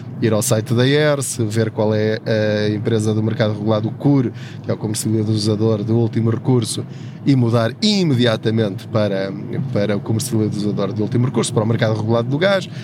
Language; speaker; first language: Portuguese; native; Portuguese